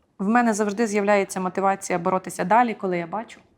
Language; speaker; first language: Ukrainian; native; Ukrainian